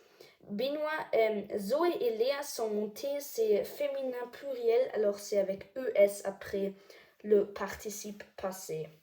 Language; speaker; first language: French; non-native, learner; German